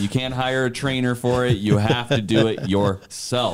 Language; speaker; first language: English; native; English